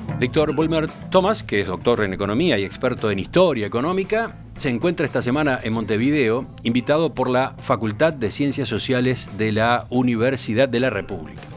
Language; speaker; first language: Spanish; native; Spanish